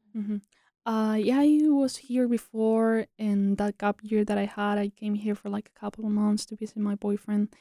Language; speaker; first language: English; non-native, fluent; Spanish